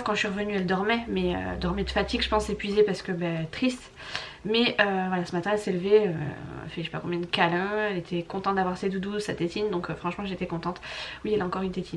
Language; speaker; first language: French; native; French